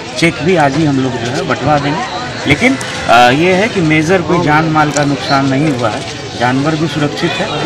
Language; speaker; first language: Hindi; native; Hindi